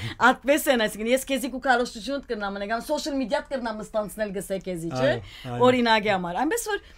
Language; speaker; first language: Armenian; early bilingual, heritage; Armenian